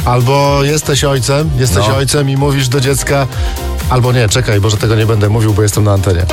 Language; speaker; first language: Polish; native; Polish